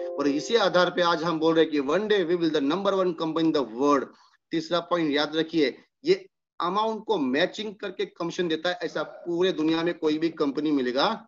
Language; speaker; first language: Hindi; non-native, local second language; Marathi